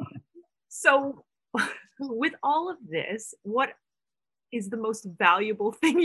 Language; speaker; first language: English; non-native, local second language; Filipino